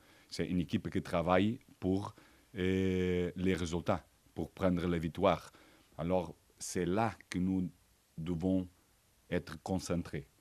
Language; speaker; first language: French; non-native, fluent; Portuguese